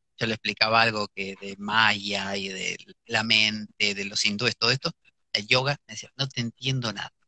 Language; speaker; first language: Spanish; native; Spanish